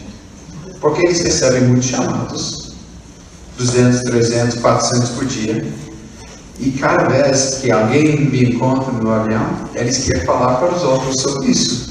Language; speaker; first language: Portuguese; non-native, fluent; English